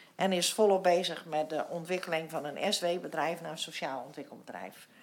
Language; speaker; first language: Dutch; native; Dutch